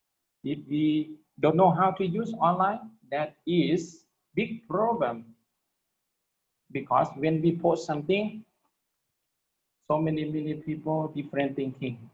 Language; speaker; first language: English; non-native, learner; Lao